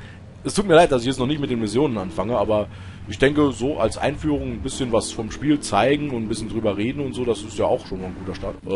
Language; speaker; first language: German; native; German